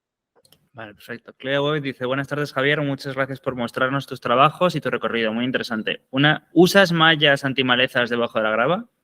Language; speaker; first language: Spanish; native; Spanish